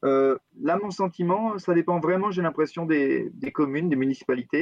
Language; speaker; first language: French; native; French